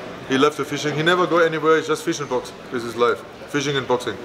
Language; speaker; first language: English; non-native, fluent; German